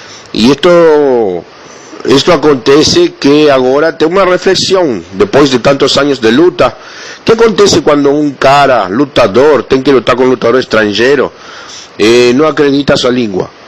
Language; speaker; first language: Portuguese; non-native, learner; Spanish